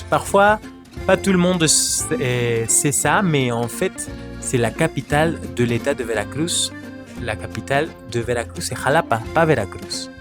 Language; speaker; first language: French; non-native, fluent; Spanish